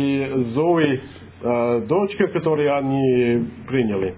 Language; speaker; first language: Russian; non-native, fluent; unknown